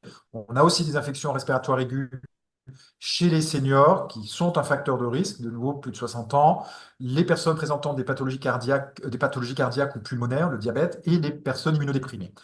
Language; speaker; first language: French; native; French